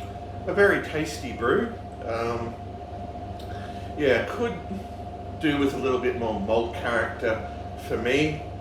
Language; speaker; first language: English; native; English